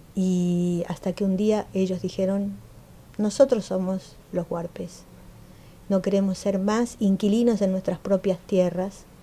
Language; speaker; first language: Spanish; native; Spanish